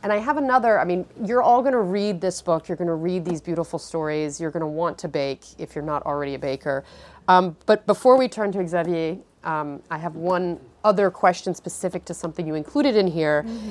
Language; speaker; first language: English; native; English